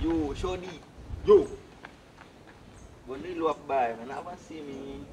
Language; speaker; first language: French; non-native, learner; Haitian Creole